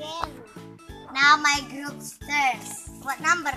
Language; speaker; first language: English; non-native, learner; Indonesian